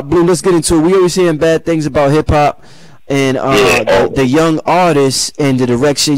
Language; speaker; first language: English; native; English